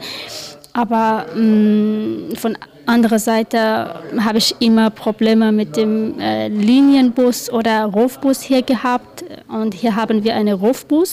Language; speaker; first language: German; non-native, learner; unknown